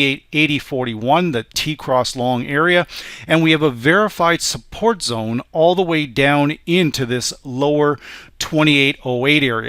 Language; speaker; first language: English; native; English